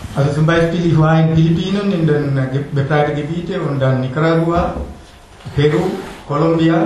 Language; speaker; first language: German; non-native, learner; Sinhala